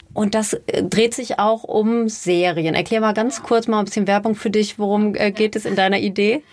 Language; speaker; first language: German; native; German